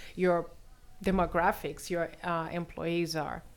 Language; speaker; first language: English; non-native, fluent; Portuguese